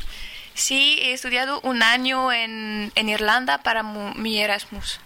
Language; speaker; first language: Spanish; non-native, fluent; French